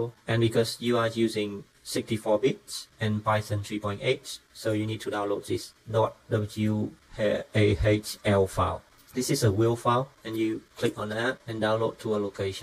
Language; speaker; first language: English; non-native, fluent; Vietnamese